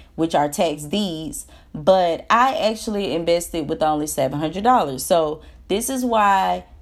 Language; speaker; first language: English; native; English